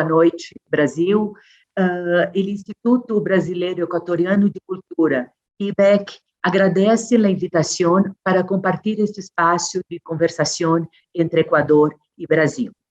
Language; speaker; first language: Portuguese; non-native, fluent; Spanish